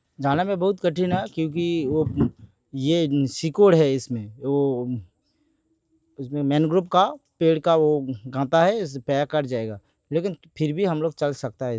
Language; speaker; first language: Hindi; non-native, local second language; Bangla